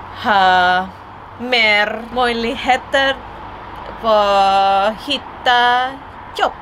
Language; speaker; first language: Swedish; non-native, learner; Indonesian